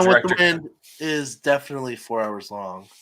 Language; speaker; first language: English; native; English